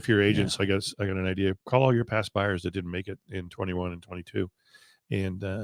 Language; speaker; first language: English; native; English